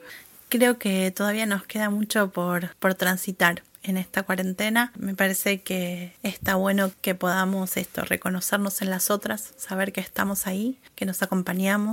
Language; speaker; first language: Spanish; native; Spanish